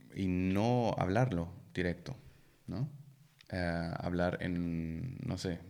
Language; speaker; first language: Spanish; non-native, fluent; German